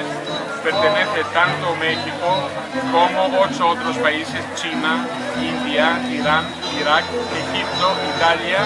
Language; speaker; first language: Spanish; non-native, fluent; Greek